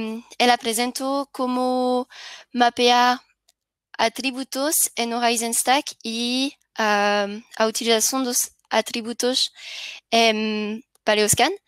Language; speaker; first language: Spanish; non-native, learner; French